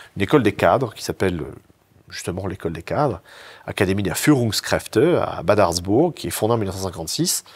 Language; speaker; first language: French; native; French